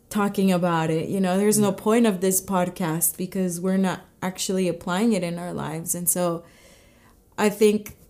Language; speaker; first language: English; native; English